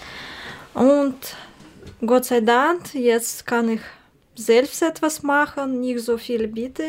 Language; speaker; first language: German; non-native, learner; Russian